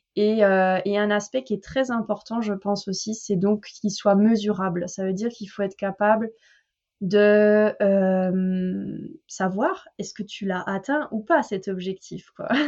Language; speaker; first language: French; native; French